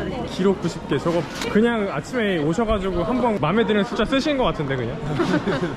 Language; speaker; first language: Korean; native; Korean